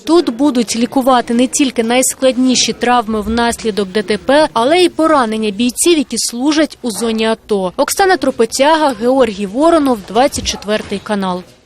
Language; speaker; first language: Ukrainian; native; Ukrainian